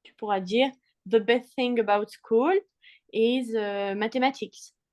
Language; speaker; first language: English; non-native, fluent; French